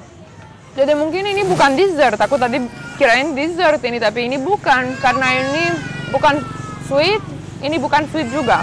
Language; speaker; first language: Indonesian; non-native, learner; Romanian